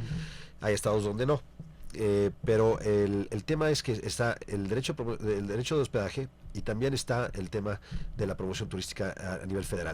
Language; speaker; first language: Spanish; native; Spanish